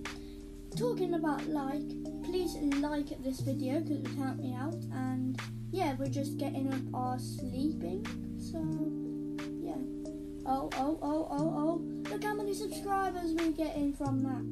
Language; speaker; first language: English; native; English